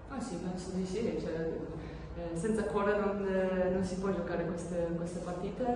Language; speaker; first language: Italian; non-native, fluent; Polish